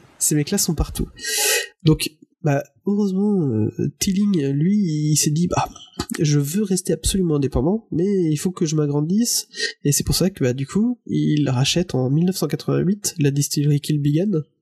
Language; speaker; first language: French; native; French